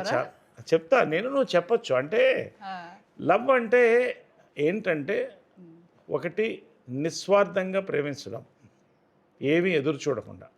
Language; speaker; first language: Telugu; native; Telugu